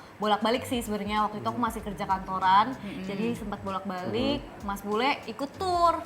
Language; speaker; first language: Indonesian; native; Indonesian